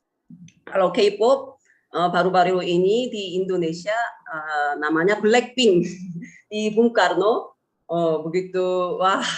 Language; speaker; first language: Indonesian; non-native, fluent; Korean